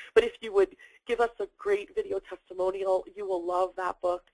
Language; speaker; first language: English; native; English